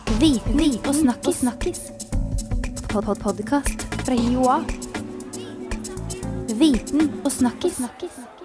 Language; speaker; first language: Norwegian; native; Norwegian